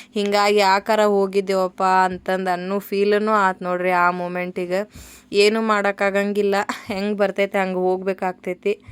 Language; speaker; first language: Kannada; native; Kannada